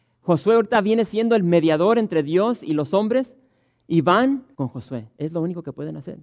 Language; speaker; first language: Spanish; early bilingual, heritage; Spanish